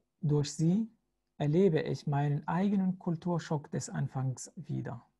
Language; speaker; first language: German; non-native, fluent; Arabic